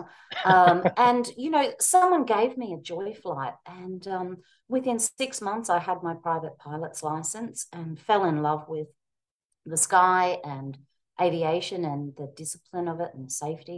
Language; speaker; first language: English; native; English